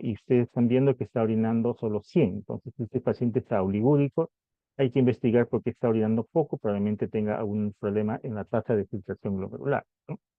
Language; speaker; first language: Spanish; native; Spanish